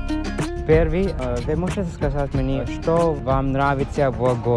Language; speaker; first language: Russian; non-native, learner; Malayalam